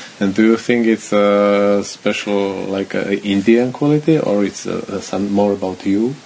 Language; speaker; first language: English; non-native, learner; Slovak